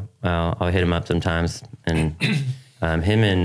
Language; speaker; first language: English; native; English